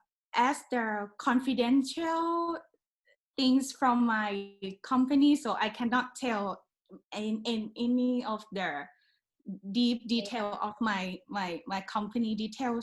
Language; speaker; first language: English; non-native, learner; Thai